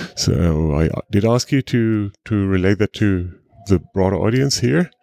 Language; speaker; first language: English; non-native, fluent; German